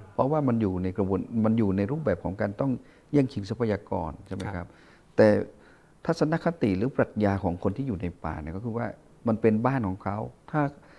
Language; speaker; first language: Thai; non-native, local second language; Karen languages